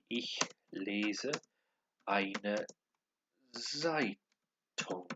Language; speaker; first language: German; non-native, learner; English